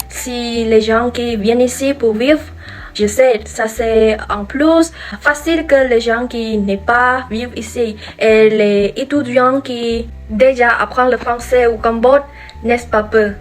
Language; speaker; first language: French; non-native, learner; Khmer